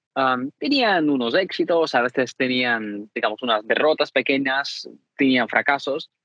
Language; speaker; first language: Spanish; non-native, fluent; Ukrainian